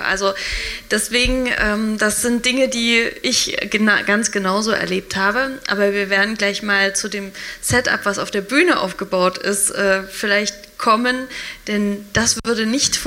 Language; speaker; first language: German; native; German